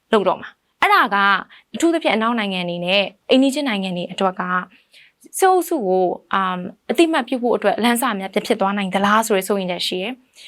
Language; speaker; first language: Burmese; native; Burmese